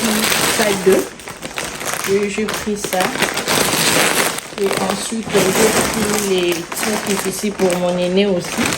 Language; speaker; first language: French; non-native, local second language; Lingala